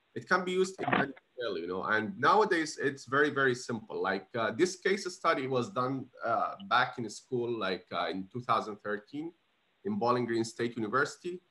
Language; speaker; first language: English; non-native, fluent; Arabic